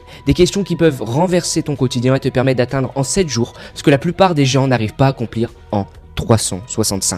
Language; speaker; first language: French; native; French